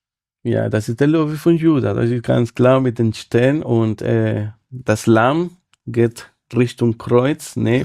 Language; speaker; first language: German; non-native, fluent; Spanish